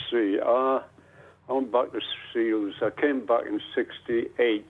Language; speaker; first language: English; native; English